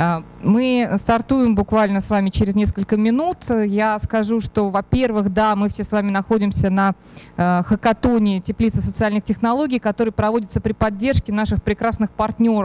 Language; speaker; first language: Russian; native; Russian